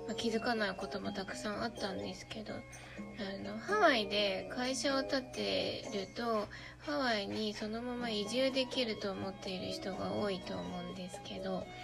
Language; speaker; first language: Japanese; native; Japanese